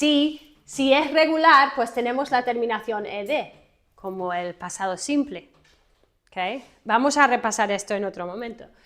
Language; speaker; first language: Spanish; non-native, fluent; English